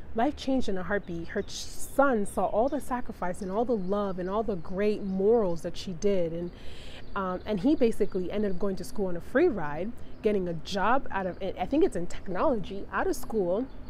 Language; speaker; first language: English; early bilingual, other home language; Spanish